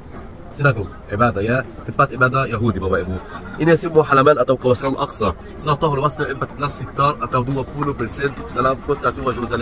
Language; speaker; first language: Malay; non-native, learner; Arabic